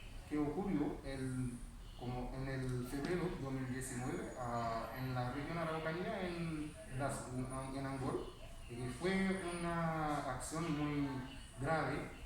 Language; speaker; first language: Spanish; non-native, learner; Haitian Creole